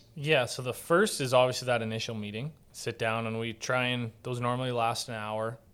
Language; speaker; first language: English; native; English